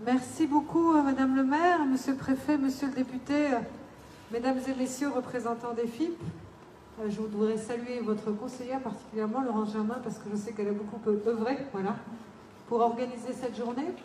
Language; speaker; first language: French; native; French